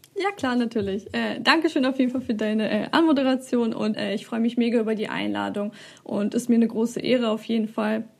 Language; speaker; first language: German; early bilingual, other home language; Russian